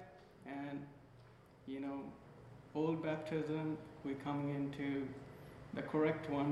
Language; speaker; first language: English; non-native, local second language; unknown